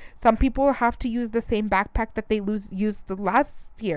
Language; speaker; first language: English; early bilingual, other home language; Spanish